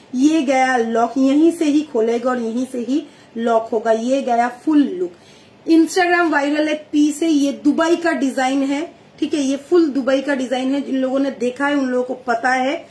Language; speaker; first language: Hindi; non-native, local second language; Bangla